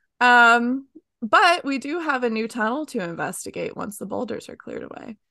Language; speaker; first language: English; native; English